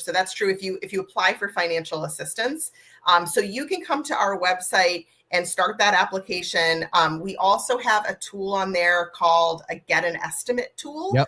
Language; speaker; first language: English; native; English